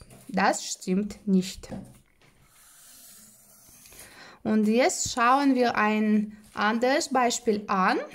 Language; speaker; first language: German; non-native, fluent; Russian